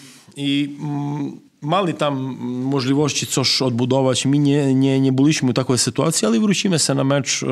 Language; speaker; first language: Polish; non-native, fluent; Serbian